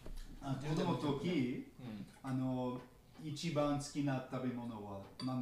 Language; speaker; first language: Japanese; non-native, learner; English